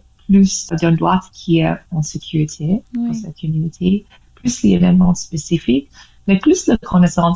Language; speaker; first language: French; non-native, learner; English